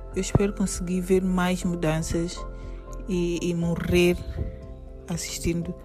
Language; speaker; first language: Portuguese; native; Portuguese